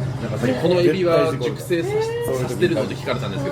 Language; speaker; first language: Japanese; native; Japanese